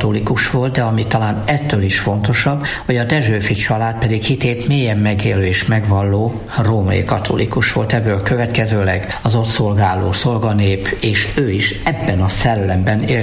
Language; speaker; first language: Hungarian; native; Hungarian